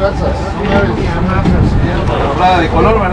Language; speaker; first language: Spanish; native; Spanish